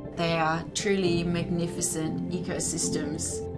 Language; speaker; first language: English; non-native, fluent; Danish